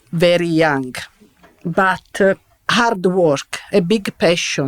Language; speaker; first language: English; non-native, learner; Italian